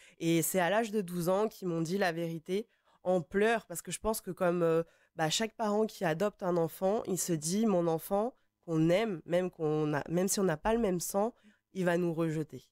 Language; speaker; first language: French; native; French